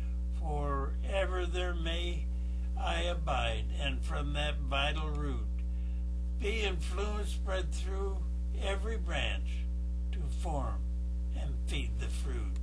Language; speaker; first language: English; native; English